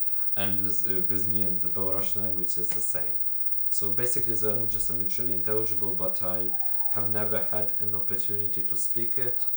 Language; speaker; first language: English; non-native, fluent; Ukrainian